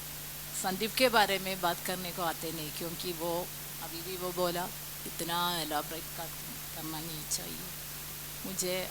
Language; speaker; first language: Hindi; non-native, local second language; Malayalam